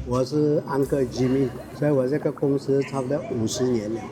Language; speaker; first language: Chinese; non-native, local second language; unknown